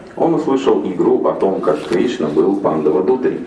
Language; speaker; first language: Russian; native; Russian